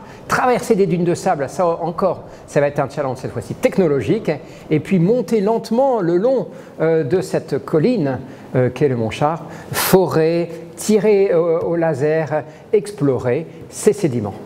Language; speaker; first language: French; native; French